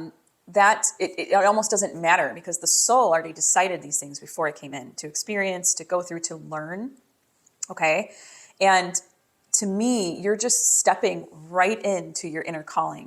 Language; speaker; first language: English; native; English